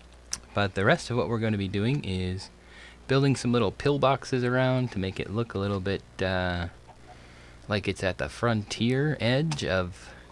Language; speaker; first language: English; native; English